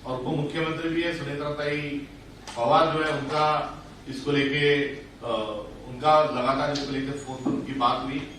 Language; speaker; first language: Hindi; non-native, local second language; Marathi